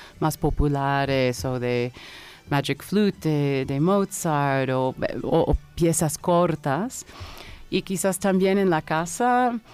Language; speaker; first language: Spanish; non-native, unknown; English